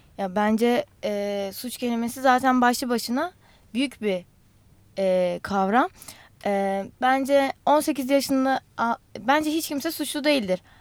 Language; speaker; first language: Turkish; non-native, local second language; Kurdish